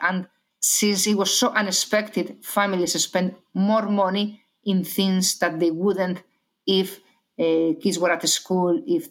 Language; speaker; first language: English; non-native, fluent; Spanish